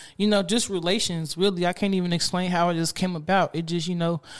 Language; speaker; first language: English; native; English